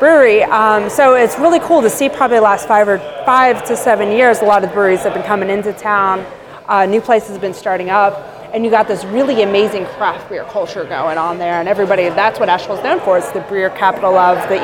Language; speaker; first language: English; native; English